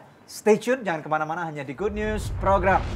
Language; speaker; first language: Indonesian; native; Indonesian